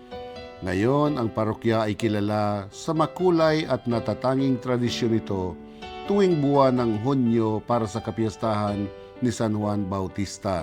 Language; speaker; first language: Filipino; non-native, local second language; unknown